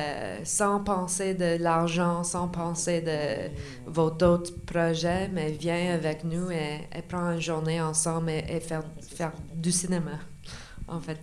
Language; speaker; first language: French; non-native, local second language; English